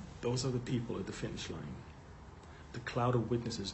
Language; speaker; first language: English; non-native, fluent; Hebrew